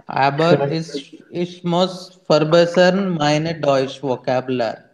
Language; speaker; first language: German; non-native, learner; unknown